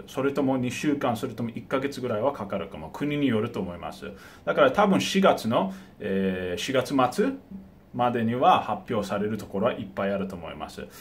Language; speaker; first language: Japanese; early bilingual, heritage; Japanese